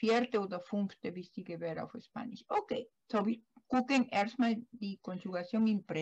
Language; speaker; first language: German; non-native, learner; Spanish